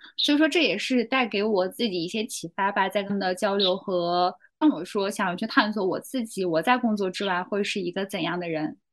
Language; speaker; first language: Chinese; native; Chinese